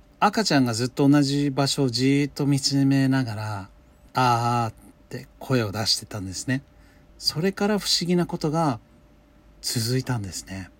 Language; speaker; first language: Japanese; non-native, fluent; English